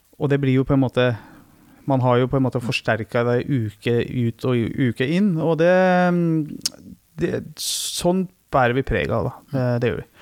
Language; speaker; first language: Norwegian; early bilingual, other home language; Persian